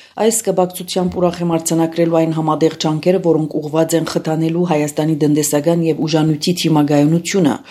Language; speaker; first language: Armenian; native; Armenian